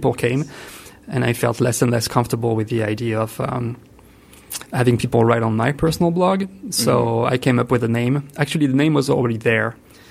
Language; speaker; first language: English; non-native, fluent; French